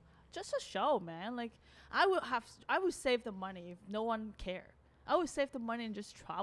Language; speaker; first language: English; early bilingual, other home language; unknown